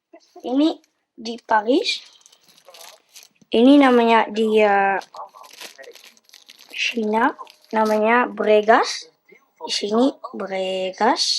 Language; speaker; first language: Indonesian; early bilingual, heritage; Dutch